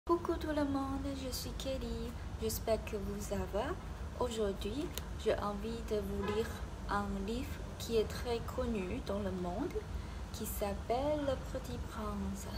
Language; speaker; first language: French; non-native, learner; Chinese